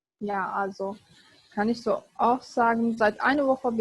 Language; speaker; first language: German; non-native, fluent; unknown